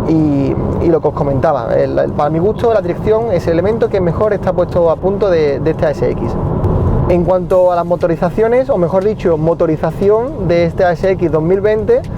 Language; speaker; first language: Spanish; native; Spanish